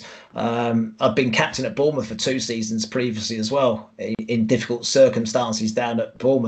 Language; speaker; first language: English; native; English